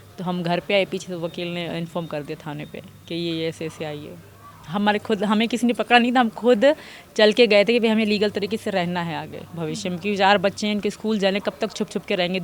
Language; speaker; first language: Urdu; non-native, local second language; Sindhi